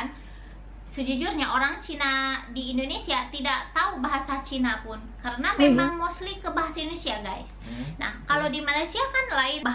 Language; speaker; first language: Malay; non-native, local second language; Sundanese